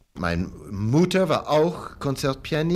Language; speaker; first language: German; non-native, learner; English